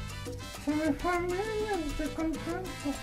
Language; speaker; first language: Spanish; early bilingual, heritage; Spanish